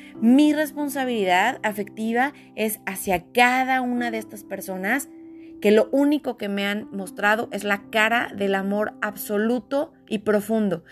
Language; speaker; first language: Spanish; native; Spanish